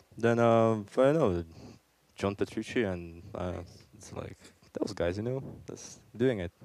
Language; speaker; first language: English; non-native, fluent; Slovak